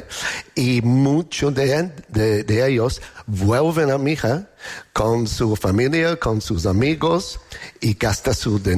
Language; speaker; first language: Spanish; non-native, learner; English